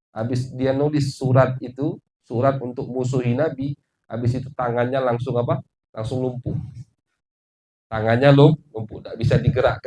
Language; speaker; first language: Indonesian; native; Indonesian